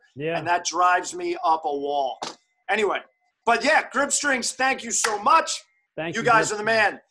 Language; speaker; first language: English; early bilingual, other home language; German